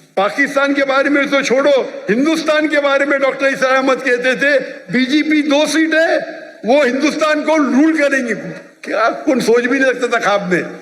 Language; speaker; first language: Urdu; non-native, local second language; Konkani